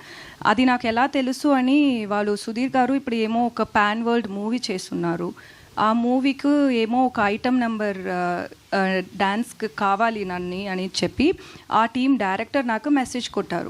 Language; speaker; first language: Telugu; non-native, learner; Tamil